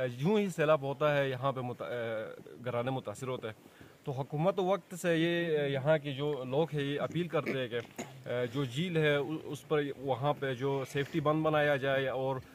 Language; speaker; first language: Urdu; non-native, local second language; Shina